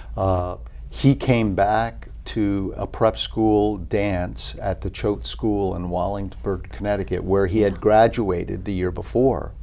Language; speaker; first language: English; native; English